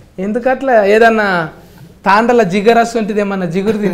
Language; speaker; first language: Telugu; native; Telugu